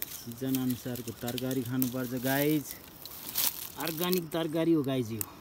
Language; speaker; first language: Nepali; non-native, local second language; Gurung